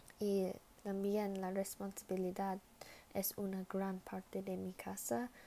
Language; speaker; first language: Spanish; non-native, learner; English